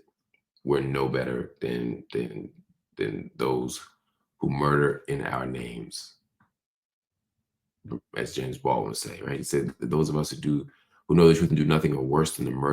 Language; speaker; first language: English; native; English